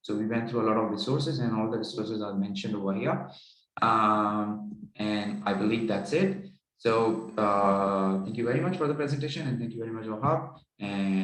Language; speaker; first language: English; non-native, local second language; Urdu